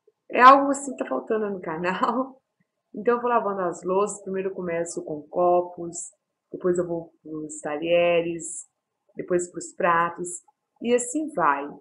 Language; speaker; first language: Portuguese; native; Portuguese